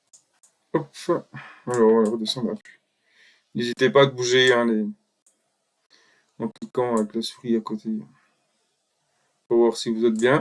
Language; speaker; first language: French; native; French